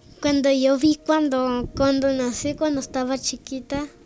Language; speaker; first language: Spanish; early bilingual, heritage; Spanish